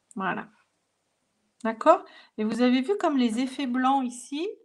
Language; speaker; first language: French; native; French